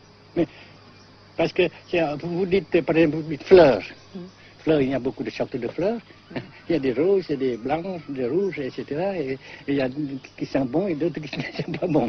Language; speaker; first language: French; non-native, fluent; Vietnamese